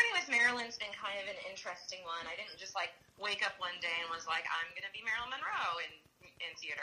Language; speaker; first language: English; native; English